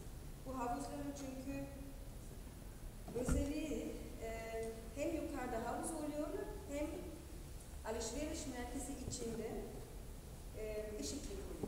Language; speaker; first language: Turkish; non-native, fluent; German